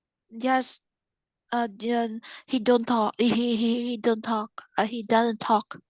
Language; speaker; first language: English; non-native, learner; Vietnamese